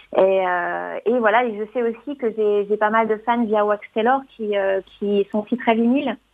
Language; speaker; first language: French; native; French